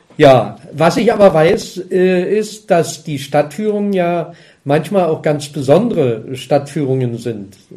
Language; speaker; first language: German; native; German